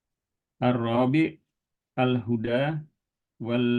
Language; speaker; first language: Arabic; non-native, learner; Indonesian